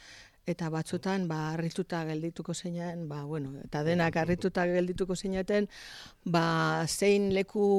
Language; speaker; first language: Basque; native; Basque